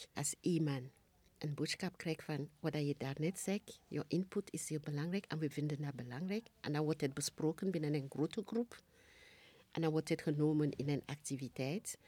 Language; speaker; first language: Dutch; non-native, fluent; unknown